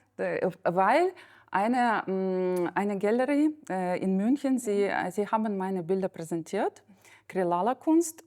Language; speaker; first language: German; non-native, fluent; Ukrainian